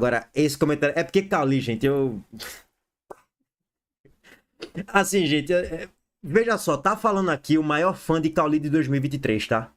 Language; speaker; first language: Portuguese; native; Portuguese